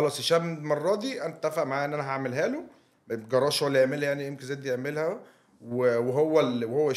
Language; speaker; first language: Arabic; native; Arabic